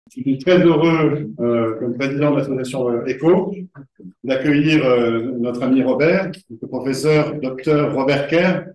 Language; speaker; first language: French; native; French